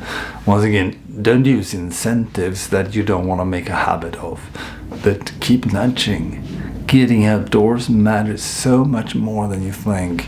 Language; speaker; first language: English; non-native, fluent; Swedish